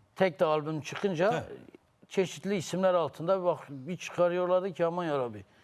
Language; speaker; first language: Turkish; native; Turkish